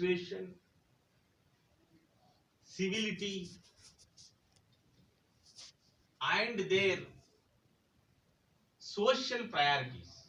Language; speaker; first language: English; non-native, local second language; Telugu